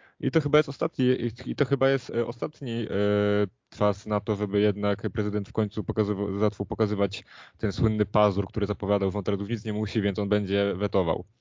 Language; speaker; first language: Polish; native; Polish